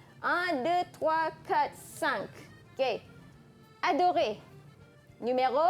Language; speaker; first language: French; non-native, fluent; Malay